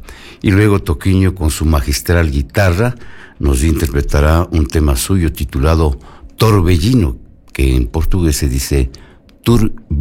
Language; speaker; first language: Spanish; native; Spanish